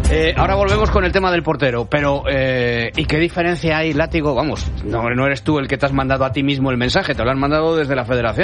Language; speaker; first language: Spanish; native; Spanish